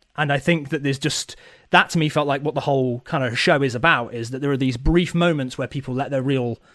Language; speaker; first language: English; native; English